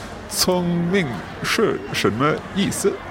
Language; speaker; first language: Chinese; non-native, learner; English